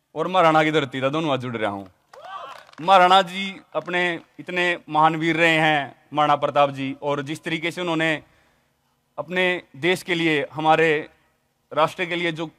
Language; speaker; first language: Hindi; native; Hindi